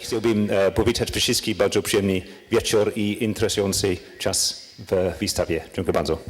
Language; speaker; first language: Polish; non-native, learner; English